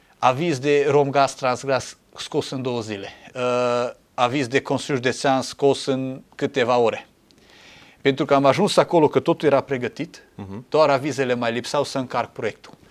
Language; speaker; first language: Romanian; non-native, local second language; Hungarian